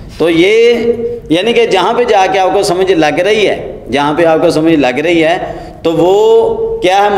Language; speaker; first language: Urdu; non-native, local second language; Punjabi